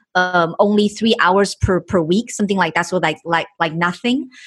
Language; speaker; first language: English; non-native, fluent; Chinese